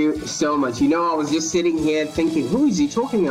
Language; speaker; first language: English; non-native, local second language; Shona